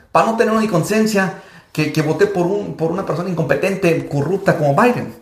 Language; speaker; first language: Spanish; early bilingual, heritage; Spanish